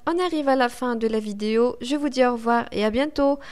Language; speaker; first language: French; non-native, local second language; Arabic